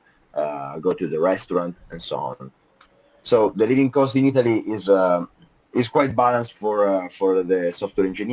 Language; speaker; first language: English; non-native, fluent; Italian